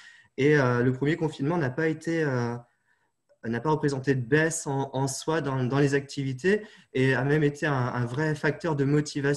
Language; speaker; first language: French; native; French